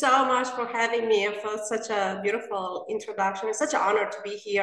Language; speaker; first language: English; non-native, fluent; Romanian